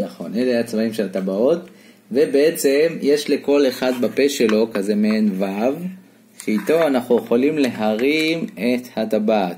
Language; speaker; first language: Hebrew; native; Hebrew